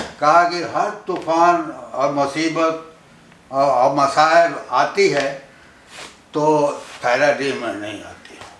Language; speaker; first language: Hindi; non-native, local second language; Bhojpuri